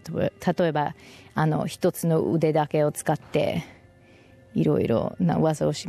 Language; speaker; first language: Japanese; non-native, fluent; English